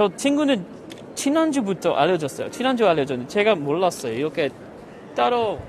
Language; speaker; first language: Korean; non-native, learner; English